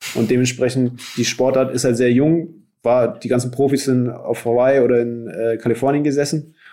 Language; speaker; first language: German; native; German